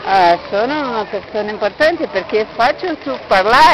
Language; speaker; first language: Italian; non-native, learner; Portuguese